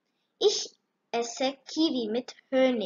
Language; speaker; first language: German; non-native, learner; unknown